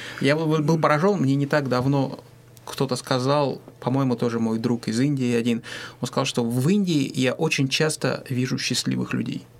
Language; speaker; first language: Russian; native; Russian